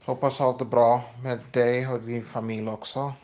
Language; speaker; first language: Swedish; non-native, learner; English